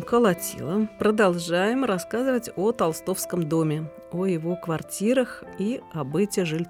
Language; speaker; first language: Russian; native; Russian